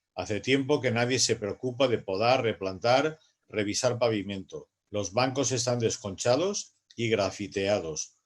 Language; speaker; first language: Spanish; non-native, local second language; Catalan